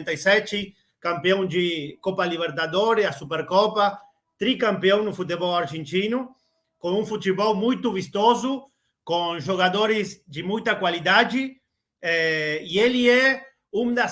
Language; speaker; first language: Portuguese; non-native, learner; Spanish